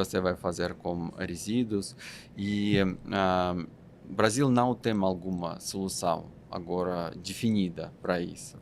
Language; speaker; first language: Portuguese; non-native, fluent; Russian